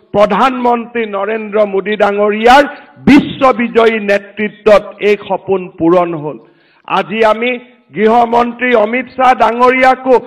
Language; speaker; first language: Assamese; native; Assamese